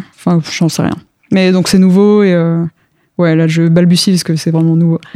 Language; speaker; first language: French; early bilingual, other home language; Spanish